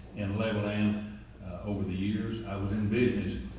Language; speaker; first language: English; native; English